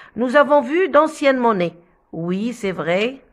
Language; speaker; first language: French; non-native, local second language; Arabic